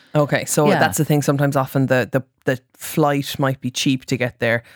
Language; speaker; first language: English; native; English